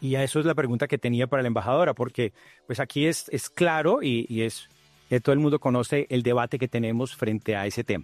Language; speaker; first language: Spanish; native; Spanish